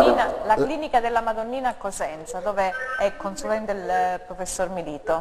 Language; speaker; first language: Italian; native; Italian